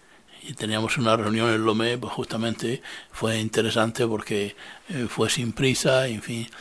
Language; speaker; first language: Spanish; native; Spanish